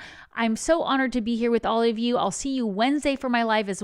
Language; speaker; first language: English; native; English